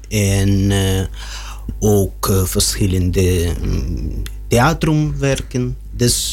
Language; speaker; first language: Dutch; non-native, learner; Russian